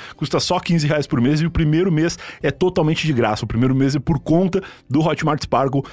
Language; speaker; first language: Portuguese; native; Portuguese